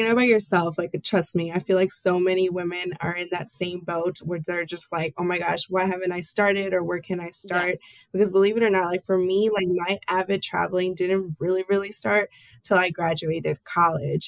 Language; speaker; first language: English; native; English